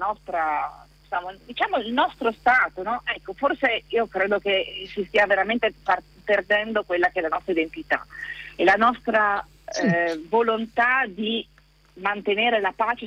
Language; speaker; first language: Italian; native; Italian